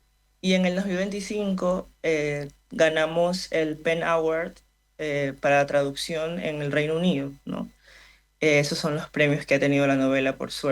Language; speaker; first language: Spanish; native; Spanish